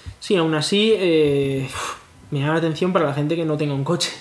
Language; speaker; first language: Spanish; native; Spanish